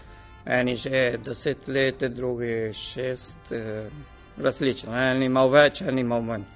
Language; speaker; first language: Slovenian; early bilingual, heritage; Slovenian